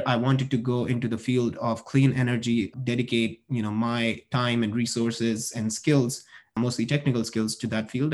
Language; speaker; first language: English; non-native, local second language; Hindi